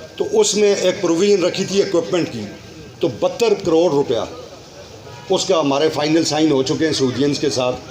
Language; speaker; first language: Urdu; non-native, local second language; Northern Hindko